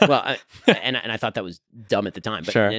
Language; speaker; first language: English; native; English